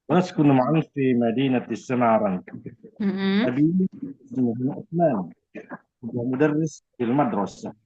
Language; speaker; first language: Arabic; non-native, learner; Indonesian